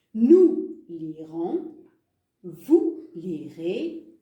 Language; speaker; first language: French; non-native, local second language; Arabic